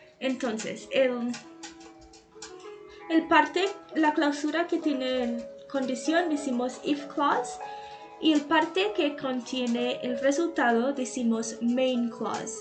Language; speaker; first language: Spanish; non-native, fluent; English